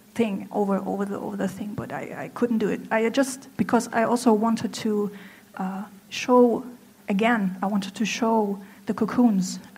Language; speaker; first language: English; non-native, fluent; German